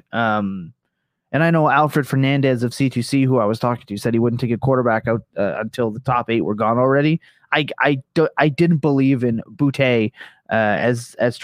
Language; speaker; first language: English; native; English